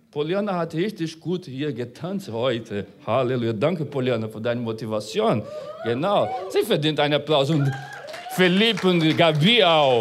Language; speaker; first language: German; non-native, fluent; Portuguese